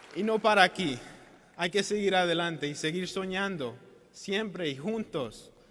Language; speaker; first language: Spanish; early bilingual, heritage; Spanish